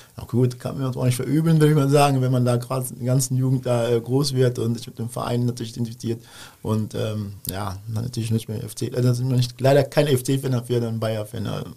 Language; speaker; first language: German; early bilingual, other home language; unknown